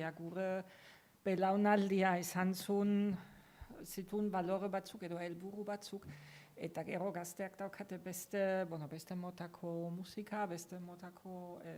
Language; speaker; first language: Basque; non-native, fluent; German